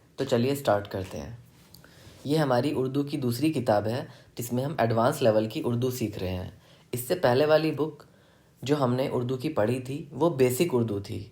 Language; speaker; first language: Hindi; native; Hindi